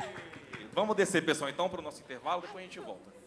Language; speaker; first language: Portuguese; native; Portuguese